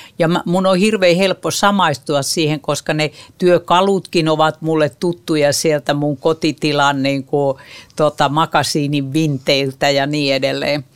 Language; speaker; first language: Finnish; native; Finnish